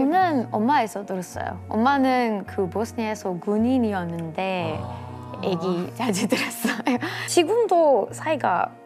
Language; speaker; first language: Korean; non-native, fluent; Bosnian